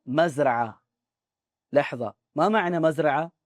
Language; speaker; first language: Arabic; non-native, fluent; Urdu